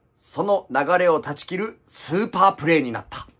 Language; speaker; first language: Japanese; native; Japanese